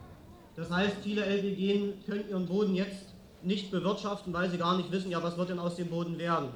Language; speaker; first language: German; native; German